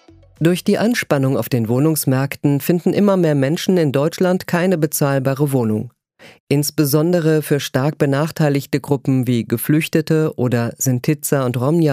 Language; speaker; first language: German; native; German